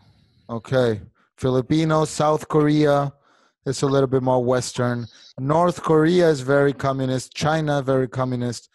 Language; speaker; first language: English; non-native, fluent; Spanish